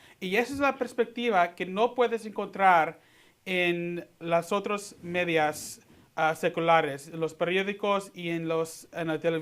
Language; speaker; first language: Spanish; early bilingual, heritage; Spanish